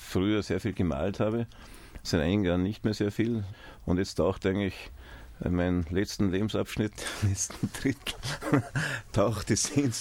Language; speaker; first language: German; native; German